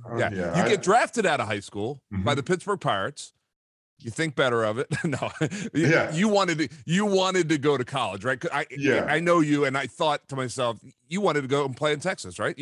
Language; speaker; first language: English; native; English